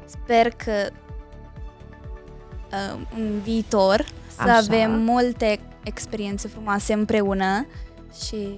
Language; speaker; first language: Romanian; early bilingual, heritage; Romanian